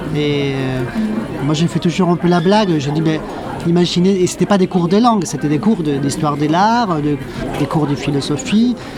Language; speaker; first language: French; non-native, fluent; Spanish